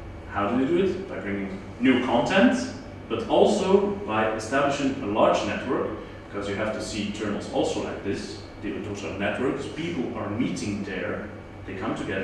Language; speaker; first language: English; non-native, fluent; Dutch